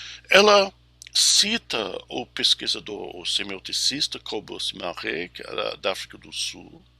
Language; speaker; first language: Portuguese; non-native, fluent; English